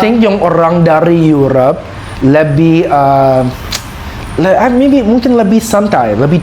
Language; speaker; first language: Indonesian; non-native, learner; English